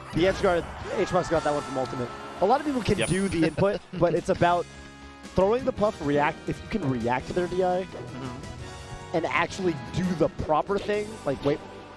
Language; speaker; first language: English; native; English